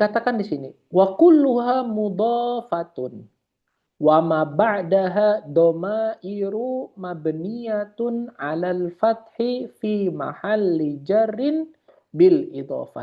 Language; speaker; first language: Arabic; non-native, fluent; Indonesian